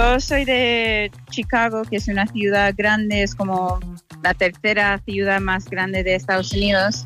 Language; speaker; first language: Spanish; non-native, fluent; English